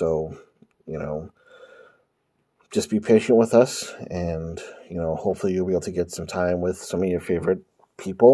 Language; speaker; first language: English; native; English